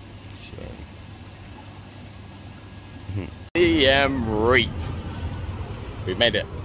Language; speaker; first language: English; native; English